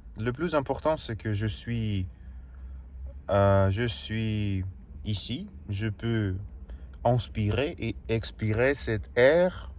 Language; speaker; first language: French; non-native, learner; Russian